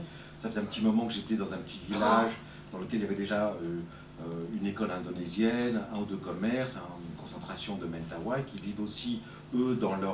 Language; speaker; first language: French; native; French